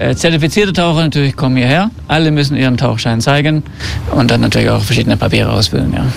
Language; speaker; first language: German; early bilingual, heritage; German